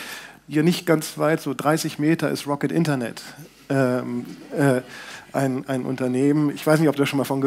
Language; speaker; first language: German; native; German